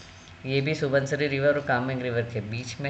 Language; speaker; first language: Hindi; native; Hindi